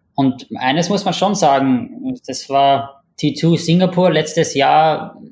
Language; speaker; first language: German; native; German